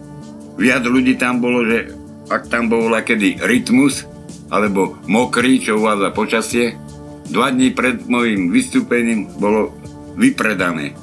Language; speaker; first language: Slovak; native; Slovak